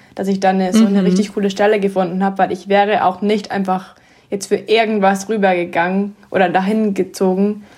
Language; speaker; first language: German; early bilingual, heritage; English